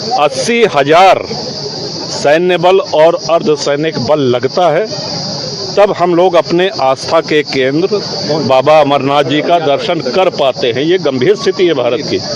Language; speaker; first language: Hindi; native; Hindi